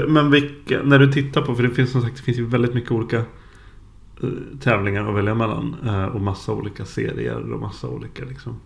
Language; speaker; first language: Swedish; native; Swedish